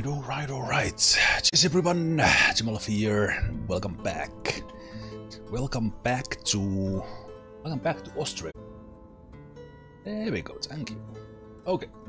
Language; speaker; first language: English; non-native, fluent; Finnish